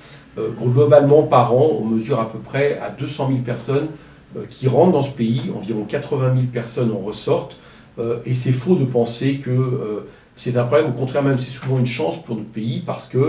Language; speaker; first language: French; native; French